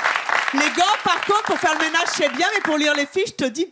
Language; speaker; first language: French; native; French